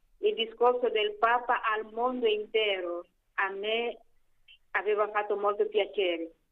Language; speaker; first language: Italian; non-native, fluent; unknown